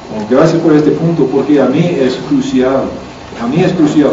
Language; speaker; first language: Spanish; non-native, learner; English